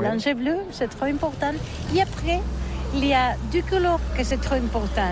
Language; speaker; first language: French; non-native, learner; Catalan